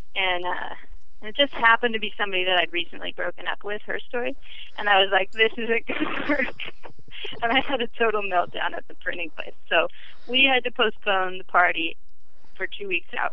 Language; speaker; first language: English; native; English